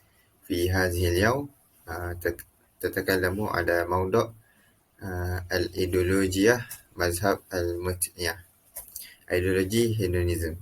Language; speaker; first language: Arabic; non-native, learner; Malay